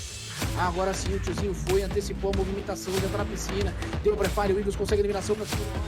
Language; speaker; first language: Portuguese; native; Portuguese